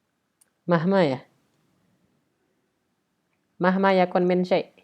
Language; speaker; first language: Arabic; non-native, fluent; Indonesian